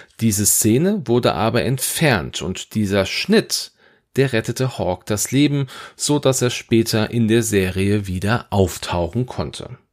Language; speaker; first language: German; native; German